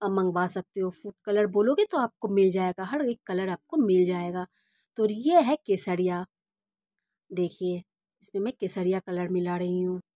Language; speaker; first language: Hindi; non-native, local second language; Bangla